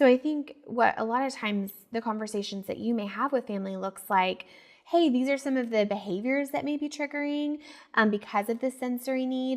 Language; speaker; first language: English; native; English